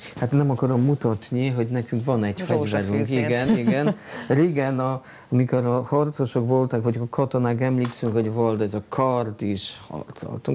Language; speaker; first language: Hungarian; non-native, fluent; Polish